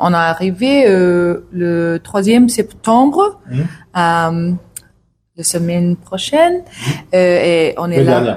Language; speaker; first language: French; non-native, learner; English